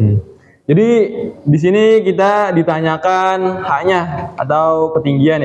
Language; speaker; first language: Indonesian; native; Indonesian